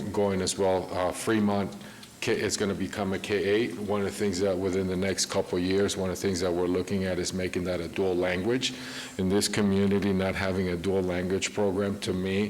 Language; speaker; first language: English; early bilingual, other home language; Spanish